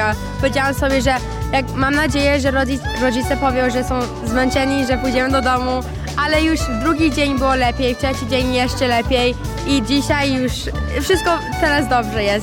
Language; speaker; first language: Polish; early bilingual, heritage; Polish